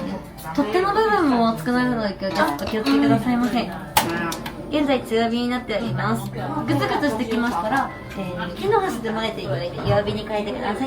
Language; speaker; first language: Japanese; native; Japanese